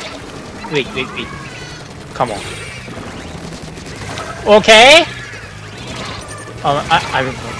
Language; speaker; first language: English; non-native, learner; Japanese